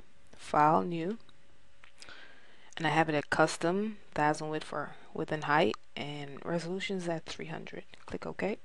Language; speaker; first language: English; native; English